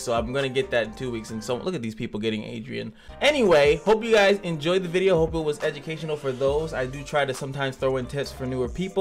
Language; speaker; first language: English; native; English